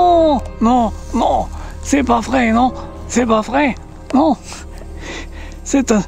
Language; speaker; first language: French; non-native, learner; English